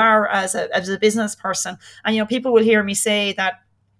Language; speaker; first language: English; native; English